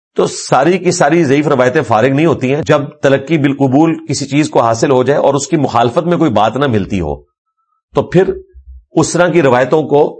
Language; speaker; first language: Urdu; non-native, local second language; Punjabi